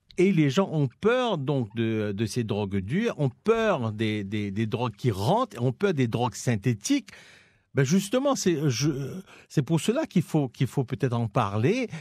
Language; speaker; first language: French; non-native, local second language; Morisyen